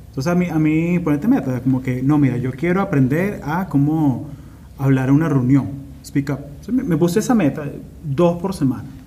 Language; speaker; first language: Spanish; native; Spanish